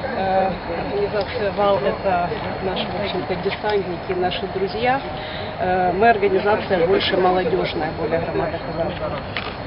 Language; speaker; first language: Russian; non-native, local second language; Ukrainian